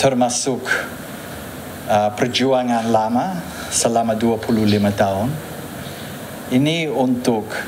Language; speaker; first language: Indonesian; non-native, fluent; English